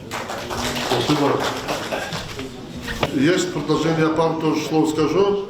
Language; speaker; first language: Russian; non-native, local second language; Lezghian